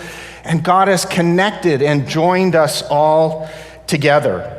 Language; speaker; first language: English; native; English